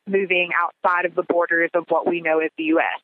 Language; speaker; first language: English; native; English